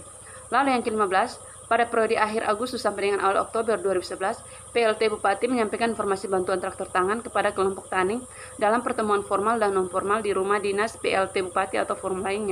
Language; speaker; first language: Indonesian; native; Indonesian